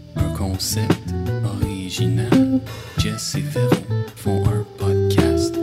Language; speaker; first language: French; native; French